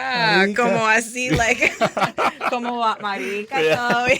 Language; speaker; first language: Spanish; early bilingual, heritage; Spanish